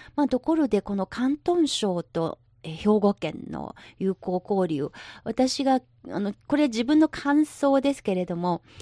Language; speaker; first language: Japanese; non-native, local second language; Chinese